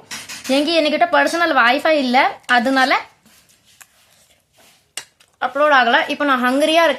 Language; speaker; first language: Tamil; early bilingual, heritage; Tamil